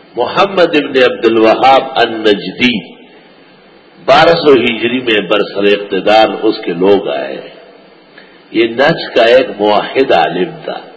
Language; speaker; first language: Urdu; non-native, local second language; Pashto